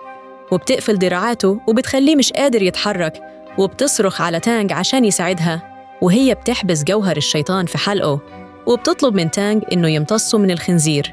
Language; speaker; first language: Arabic; native; Arabic